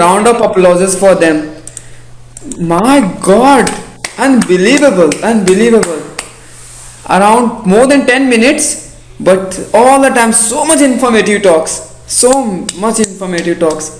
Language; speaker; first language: English; non-native, local second language; Hindi